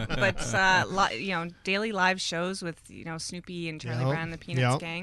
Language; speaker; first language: English; native; English